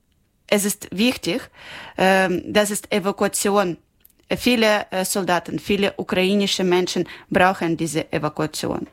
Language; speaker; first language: German; non-native, learner; Ukrainian